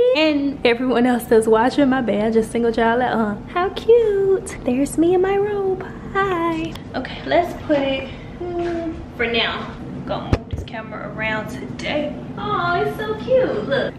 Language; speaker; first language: English; native; English